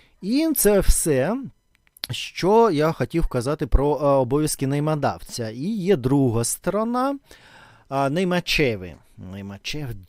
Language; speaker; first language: Ukrainian; non-native, local second language; Russian